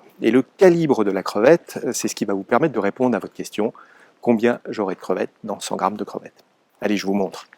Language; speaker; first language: French; native; French